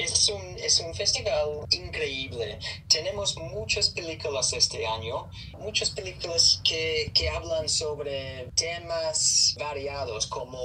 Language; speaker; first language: Spanish; non-native, fluent; English